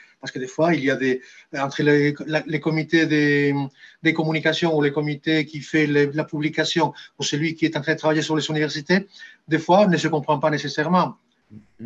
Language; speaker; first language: French; non-native, fluent; Spanish